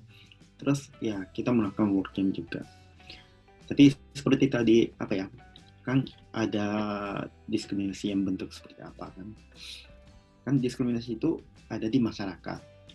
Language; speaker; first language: Indonesian; non-native, local second language; Japanese